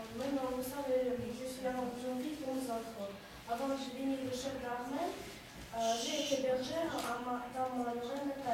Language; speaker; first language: French; non-native, learner; Russian